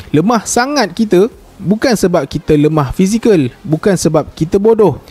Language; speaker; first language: Malay; native; Malay